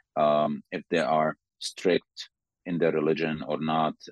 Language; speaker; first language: English; non-native, fluent; Arabic